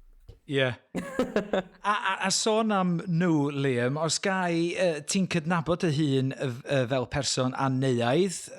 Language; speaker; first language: Welsh; native; Welsh